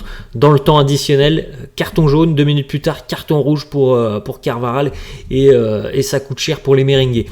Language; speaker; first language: French; native; French